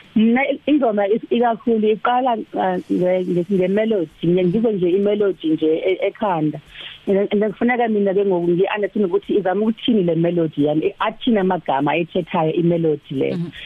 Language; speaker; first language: Zulu; non-native, local second language; Xhosa